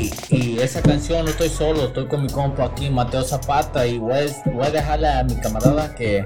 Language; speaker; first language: Spanish; early bilingual, heritage; Spanish